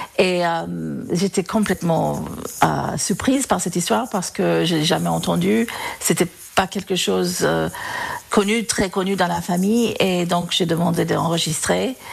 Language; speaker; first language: French; non-native, fluent; English